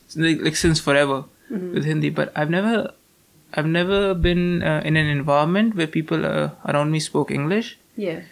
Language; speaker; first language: English; non-native, local second language; Hindi